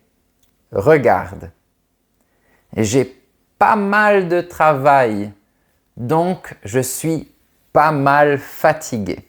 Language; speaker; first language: French; native; French